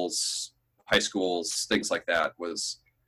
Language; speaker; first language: English; native; English